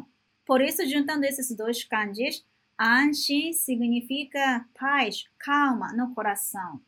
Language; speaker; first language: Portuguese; non-native, fluent; Japanese